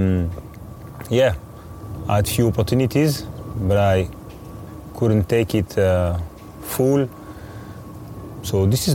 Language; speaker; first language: English; non-native, fluent; French